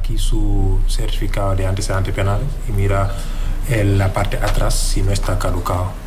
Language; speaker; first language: Spanish; non-native, fluent; Wolof